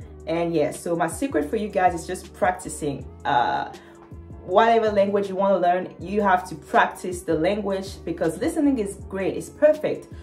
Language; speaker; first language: English; non-native, fluent; Lingala